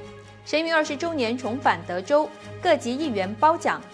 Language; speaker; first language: Chinese; native; Chinese